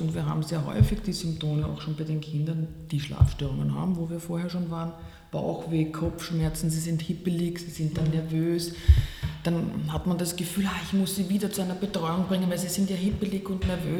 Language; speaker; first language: German; native; German